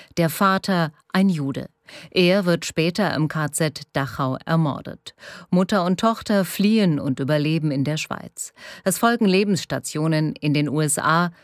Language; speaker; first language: German; native; German